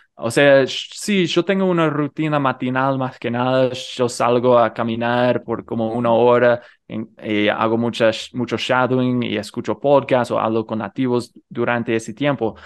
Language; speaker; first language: Spanish; non-native, fluent; English